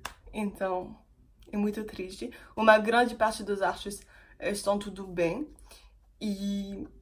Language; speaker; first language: Portuguese; non-native, fluent; French